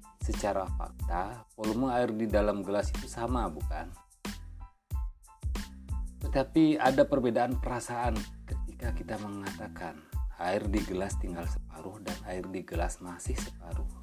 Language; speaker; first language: Indonesian; native; Indonesian